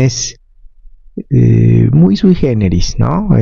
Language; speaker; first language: Spanish; native; Spanish